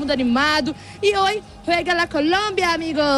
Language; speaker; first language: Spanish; non-native, learner; Portuguese